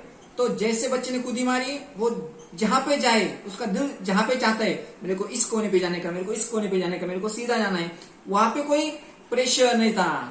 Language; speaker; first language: Hindi; non-native, local second language; Marathi